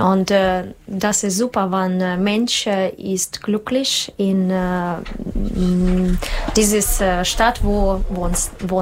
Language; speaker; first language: German; non-native, learner; Russian